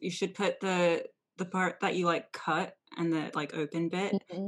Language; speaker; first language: English; native; English